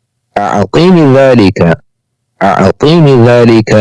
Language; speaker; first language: Arabic; non-native, learner; Amharic